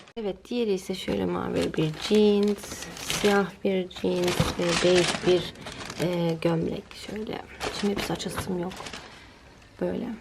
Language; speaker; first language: Turkish; early bilingual, heritage; Turkish